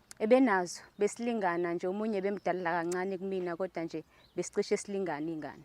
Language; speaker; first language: Zulu; native; Zulu